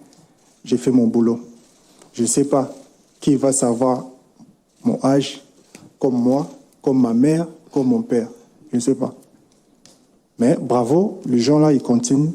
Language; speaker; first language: French; non-native, local second language; Lingala